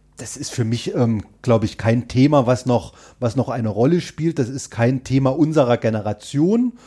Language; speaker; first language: German; native; German